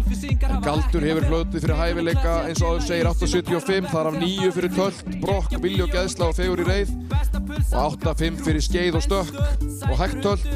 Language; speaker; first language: Icelandic; native; Icelandic